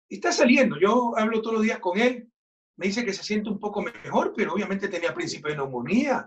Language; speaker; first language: Spanish; native; Spanish